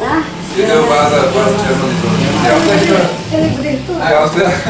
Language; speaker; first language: Indonesian; non-native, learner; German